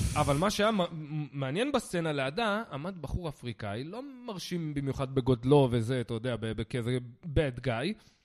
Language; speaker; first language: Hebrew; native; Hebrew